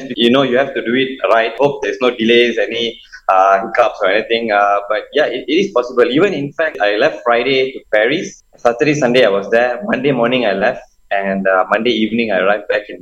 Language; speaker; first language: English; non-native, local second language; Tamil